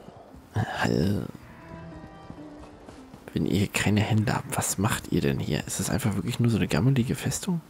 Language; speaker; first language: German; native; German